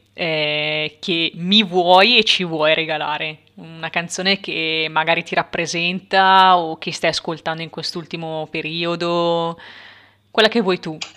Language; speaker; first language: Italian; native; Italian